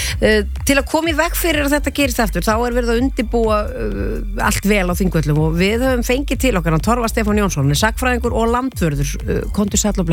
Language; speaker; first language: Icelandic; native; Icelandic